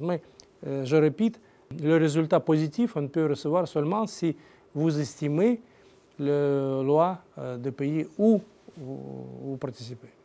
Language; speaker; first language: French; non-native, learner; Russian